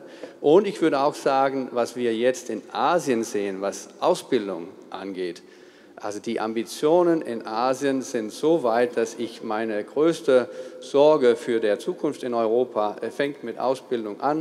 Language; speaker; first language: German; non-native, fluent; Danish